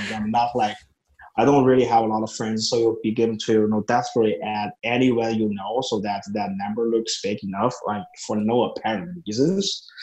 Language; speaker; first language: English; non-native, fluent; Chinese